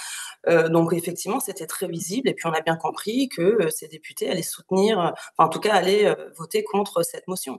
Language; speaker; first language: French; native; French